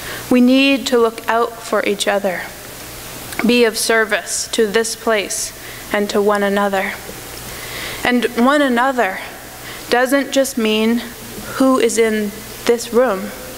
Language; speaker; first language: English; native; English